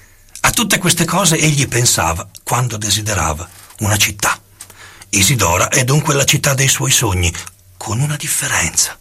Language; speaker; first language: Italian; native; Italian